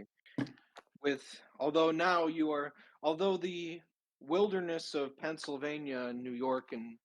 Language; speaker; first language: English; native; English